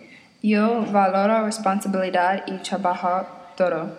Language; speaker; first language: Spanish; non-native, learner; English